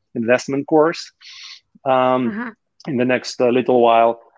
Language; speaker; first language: English; non-native, fluent; Russian